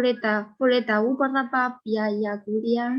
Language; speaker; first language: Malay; non-native, fluent; Chinese